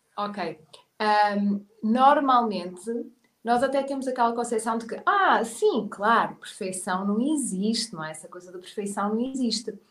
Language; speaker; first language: Portuguese; native; Portuguese